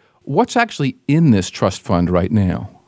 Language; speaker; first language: English; native; English